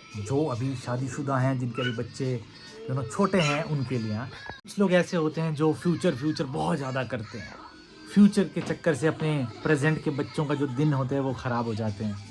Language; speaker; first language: Hindi; native; Hindi